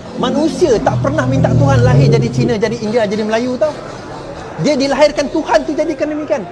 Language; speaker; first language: Malay; non-native, local second language; Chinese